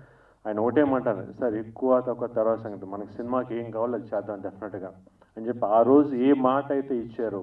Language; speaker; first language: Telugu; native; Telugu